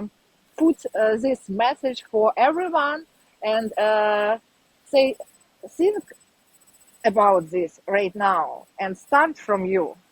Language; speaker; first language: English; non-native, learner; Ukrainian